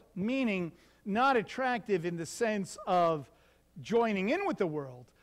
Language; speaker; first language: English; native; English